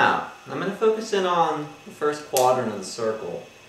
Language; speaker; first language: English; native; English